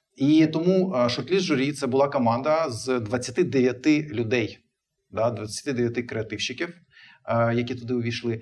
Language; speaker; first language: Ukrainian; non-native, local second language; Russian